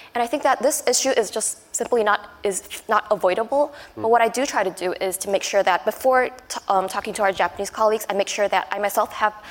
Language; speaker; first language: English; non-native, fluent; Chinese